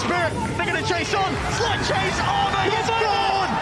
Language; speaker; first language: English; early bilingual, other home language; Hebrew